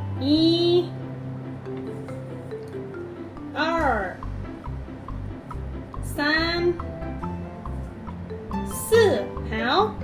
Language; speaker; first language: Chinese; non-native, fluent; Thai